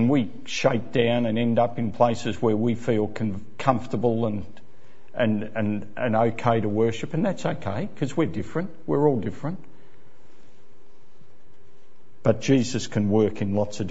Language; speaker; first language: English; native; English